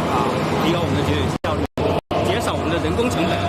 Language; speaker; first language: Chinese; native; Chinese